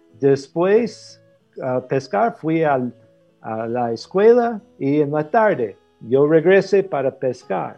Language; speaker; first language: Spanish; non-native, fluent; English